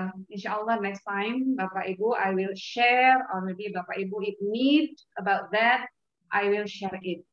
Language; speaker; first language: English; non-native, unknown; Indonesian